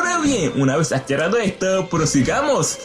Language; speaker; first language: Spanish; native; Spanish